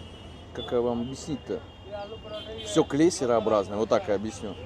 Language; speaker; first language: Russian; native; Russian